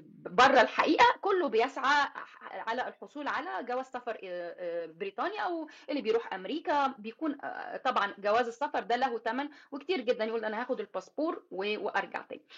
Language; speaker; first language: Arabic; native; Arabic